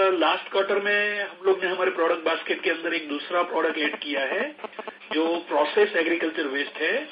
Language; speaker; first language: Hindi; non-native, local second language; Gujarati